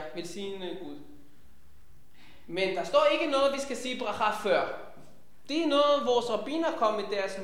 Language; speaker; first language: Danish; non-native, fluent; Hebrew